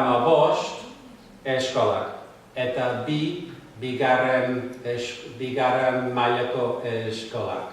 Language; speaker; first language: Basque; non-native, fluent; English